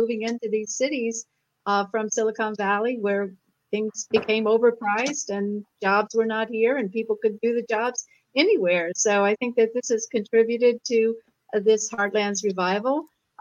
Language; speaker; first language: English; native; English